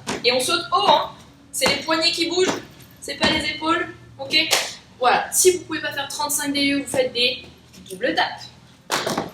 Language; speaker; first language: French; native; French